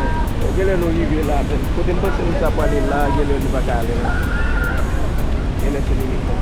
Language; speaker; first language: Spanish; non-native, learner; Haitian Creole